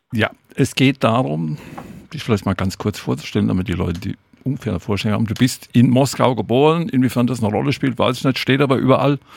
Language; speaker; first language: German; native; German